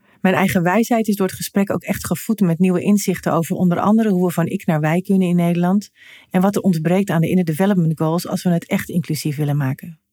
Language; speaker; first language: Dutch; native; Dutch